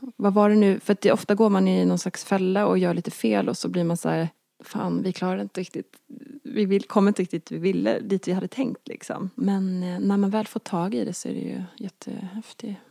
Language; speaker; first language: Swedish; native; Swedish